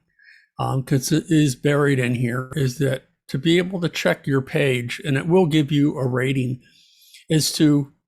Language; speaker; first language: English; native; English